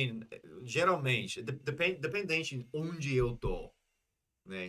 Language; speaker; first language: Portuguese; non-native, fluent; English